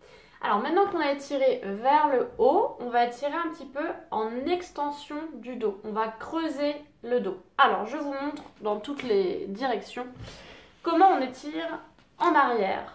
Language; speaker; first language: French; native; French